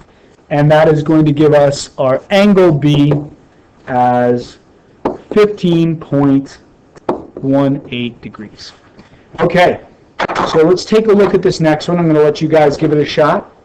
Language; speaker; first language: English; native; English